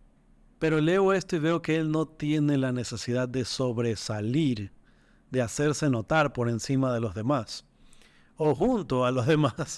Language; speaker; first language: Spanish; native; Spanish